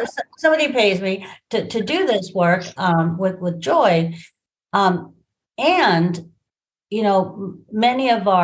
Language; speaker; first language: English; native; English